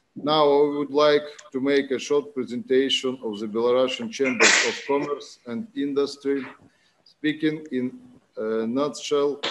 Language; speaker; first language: English; non-native, fluent; Russian